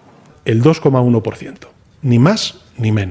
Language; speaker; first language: Spanish; native; Spanish